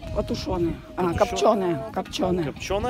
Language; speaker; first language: Russian; native; Russian